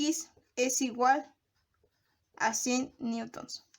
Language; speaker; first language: Spanish; native; Spanish